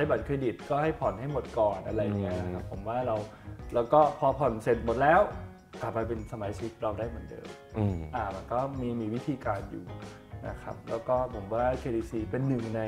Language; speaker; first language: Thai; native; Thai